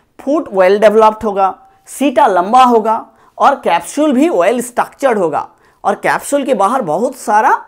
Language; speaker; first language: Hindi; non-native, local second language; Bangla